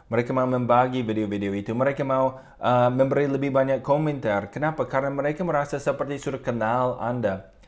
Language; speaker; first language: Indonesian; non-native, fluent; English